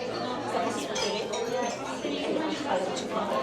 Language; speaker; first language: French; non-native, learner; English